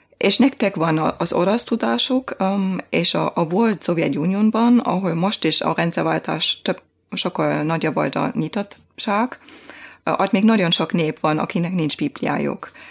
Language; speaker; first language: Hungarian; non-native, fluent; German